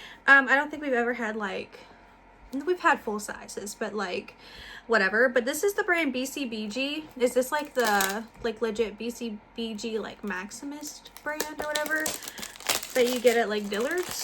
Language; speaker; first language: English; native; English